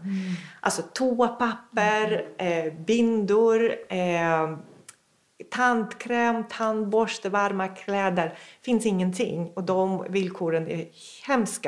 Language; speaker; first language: Swedish; non-native, fluent; Russian